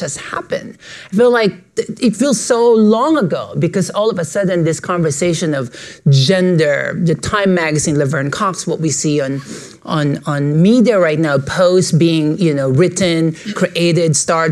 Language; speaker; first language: English; non-native, local second language; Filipino